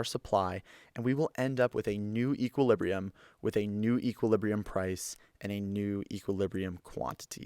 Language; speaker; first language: English; native; English